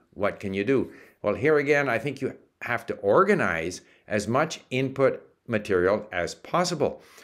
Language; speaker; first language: English; early bilingual, other home language; Czech